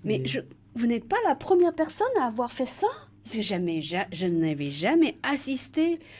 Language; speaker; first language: French; native; French